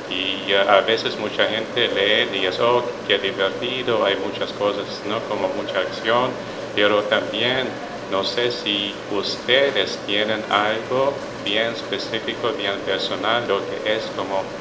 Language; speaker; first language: Spanish; non-native, fluent; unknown